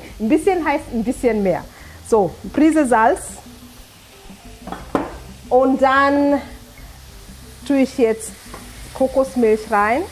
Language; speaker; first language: German; non-native, fluent; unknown